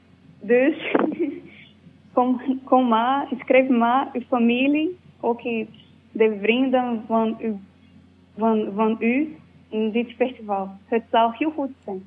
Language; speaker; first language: Dutch; non-native, learner; Portuguese